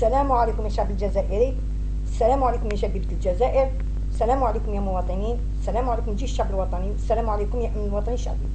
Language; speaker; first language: Arabic; native; Arabic